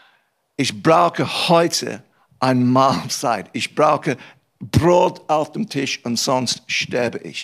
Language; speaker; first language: German; non-native, fluent; English